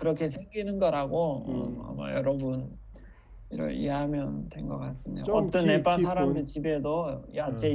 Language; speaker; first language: Korean; non-native, fluent; Nepali